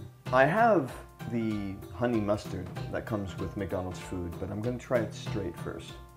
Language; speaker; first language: English; native; English